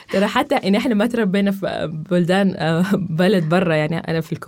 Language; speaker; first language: Arabic; native; Arabic